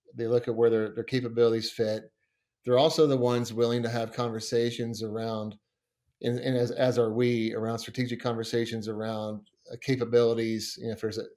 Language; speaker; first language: English; native; English